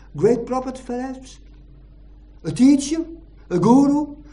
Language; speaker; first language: English; non-native, fluent; Dutch